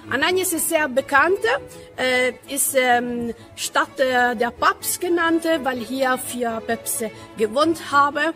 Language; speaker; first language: German; non-native, fluent; Italian